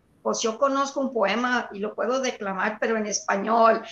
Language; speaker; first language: Spanish; early bilingual, heritage; Spanish